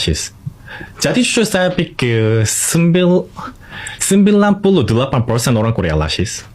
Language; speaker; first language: Indonesian; non-native, fluent; Korean